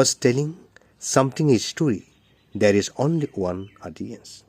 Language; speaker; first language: English; non-native, local second language; Assamese